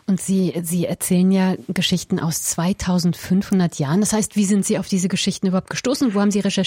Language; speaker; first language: German; native; German